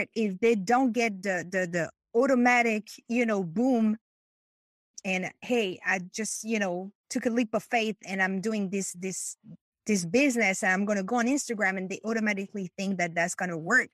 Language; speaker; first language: English; non-native, fluent; French